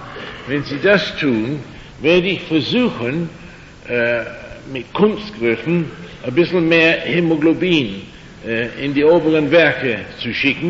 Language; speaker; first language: German; non-native, fluent; English